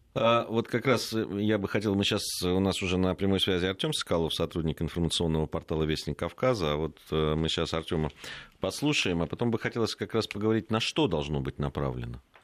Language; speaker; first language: Russian; native; Russian